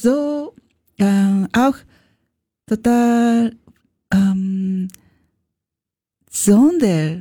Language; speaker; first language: German; non-native, learner; Japanese